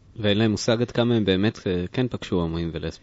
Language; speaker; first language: Hebrew; native; Hebrew